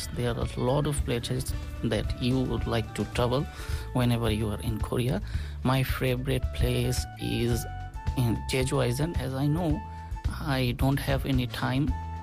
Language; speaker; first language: English; non-native, local second language; Bangla